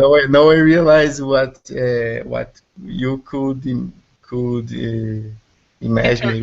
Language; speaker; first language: English; non-native, learner; Portuguese